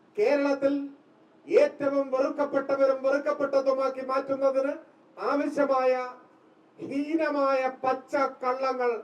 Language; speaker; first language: Malayalam; native; Malayalam